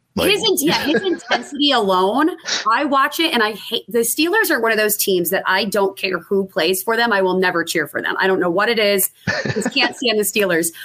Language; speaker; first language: English; native; English